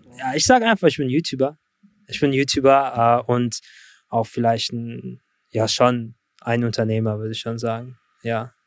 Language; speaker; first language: German; early bilingual, other home language; Russian